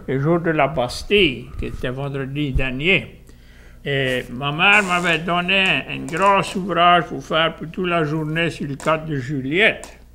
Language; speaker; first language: French; native; French